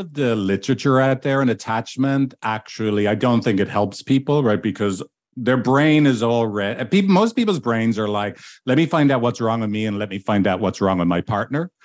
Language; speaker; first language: English; native; English